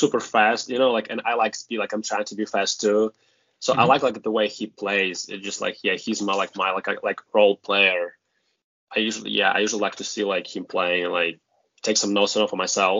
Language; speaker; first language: English; non-native, fluent; Russian